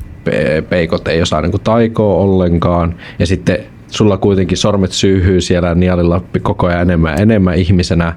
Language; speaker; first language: Finnish; native; Finnish